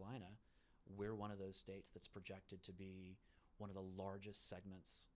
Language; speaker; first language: English; early bilingual, other home language; Spanish